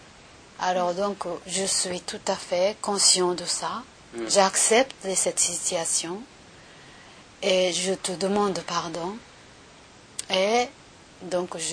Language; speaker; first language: French; non-native, learner; Japanese